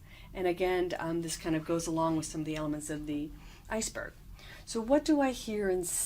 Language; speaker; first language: English; native; English